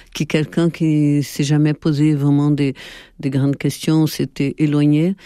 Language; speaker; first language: French; non-native, fluent; Portuguese